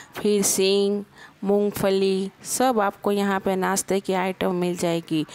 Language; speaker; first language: Hindi; non-native, local second language; Gujarati